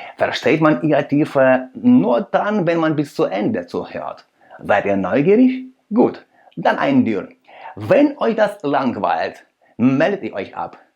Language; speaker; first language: German; non-native, fluent; Russian